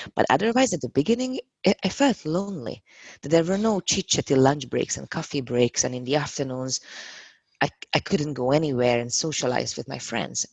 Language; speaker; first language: English; non-native, fluent; Hungarian